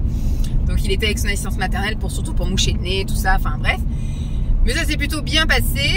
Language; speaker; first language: French; native; French